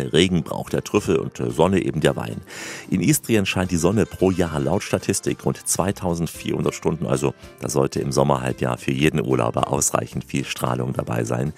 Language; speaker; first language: German; native; German